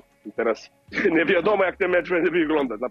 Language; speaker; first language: Polish; non-native, learner; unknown